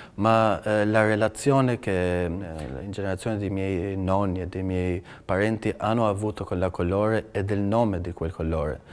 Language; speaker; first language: Italian; non-native, fluent; Albanian